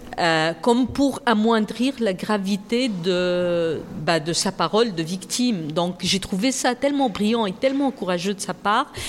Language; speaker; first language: French; non-native, local second language; Arabic